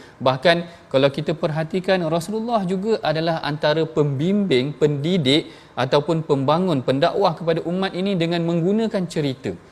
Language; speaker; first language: Malay; native; Malay